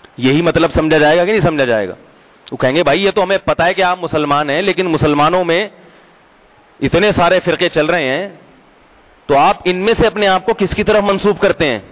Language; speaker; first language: Urdu; native; Urdu